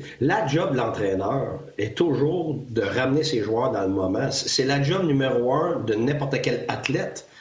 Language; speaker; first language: French; native; French